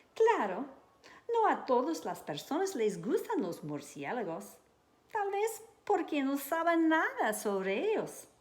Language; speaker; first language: Spanish; non-native, learner; English